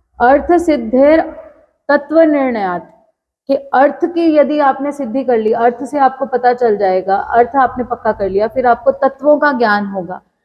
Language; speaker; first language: Hindi; non-native, local second language; Punjabi